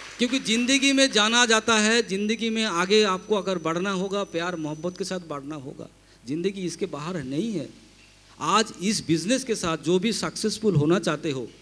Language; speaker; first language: Hindi; non-native, local second language; Bangla